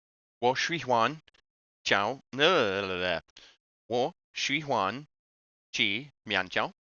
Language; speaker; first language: Chinese; non-native, learner; English